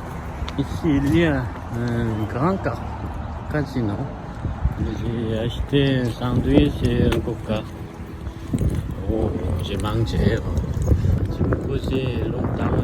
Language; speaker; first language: French; non-native, learner; Korean